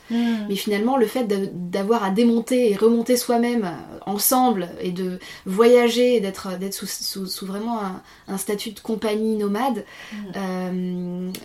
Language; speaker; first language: French; native; French